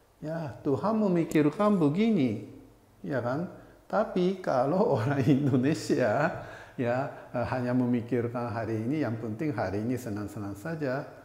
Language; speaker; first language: Indonesian; non-native, fluent; Japanese